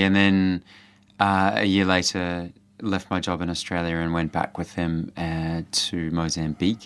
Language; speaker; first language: English; native; English